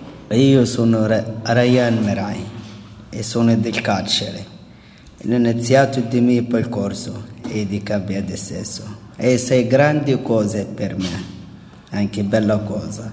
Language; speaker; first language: Italian; non-native, learner; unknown